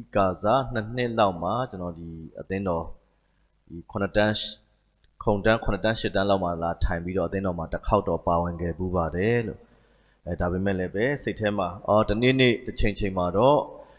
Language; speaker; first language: Burmese; non-native, local second language; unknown